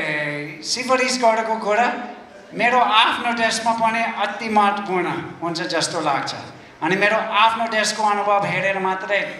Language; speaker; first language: Nepali; non-native, fluent; English